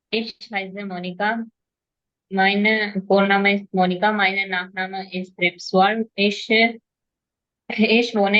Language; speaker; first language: German; non-native, learner; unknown